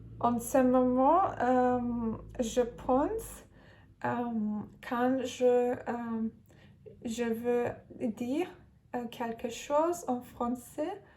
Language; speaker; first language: French; non-native, learner; Turkish